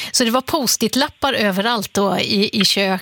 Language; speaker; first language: Swedish; native; Swedish